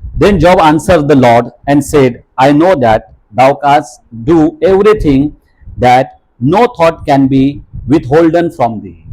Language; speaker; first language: English; non-native, local second language; Marathi